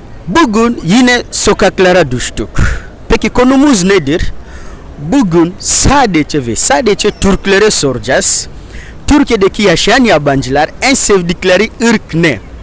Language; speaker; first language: Turkish; non-native, fluent; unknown